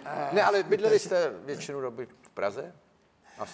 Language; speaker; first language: Czech; native; Czech